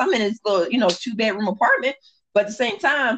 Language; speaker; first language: English; native; English